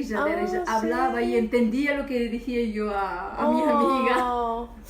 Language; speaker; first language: Spanish; non-native, local second language; Arabic